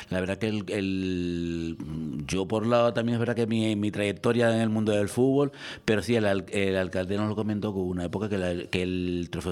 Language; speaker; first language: Spanish; native; Spanish